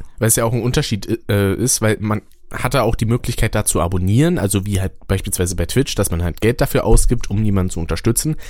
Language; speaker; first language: German; native; German